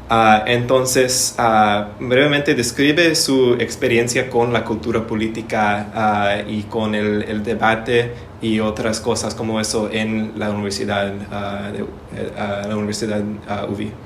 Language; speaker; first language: Spanish; non-native, learner; English